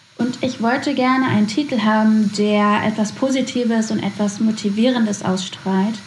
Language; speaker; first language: German; native; German